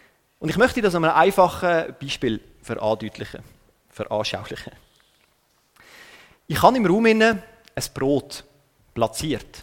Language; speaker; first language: German; native; German